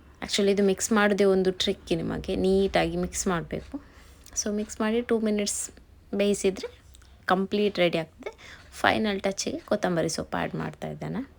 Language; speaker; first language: Kannada; non-native, local second language; Tulu